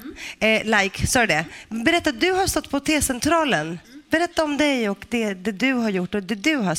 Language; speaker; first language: Swedish; native; Swedish